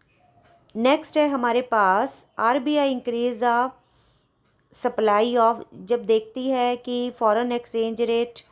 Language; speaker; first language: Hindi; non-native, local second language; Punjabi